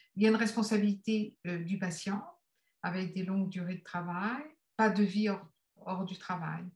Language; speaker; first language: French; native; French